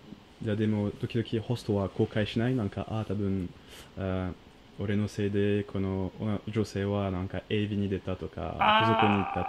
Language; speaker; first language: Japanese; non-native, fluent; French